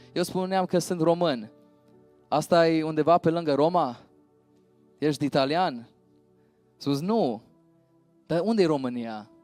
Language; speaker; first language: Romanian; early bilingual, heritage; Romanian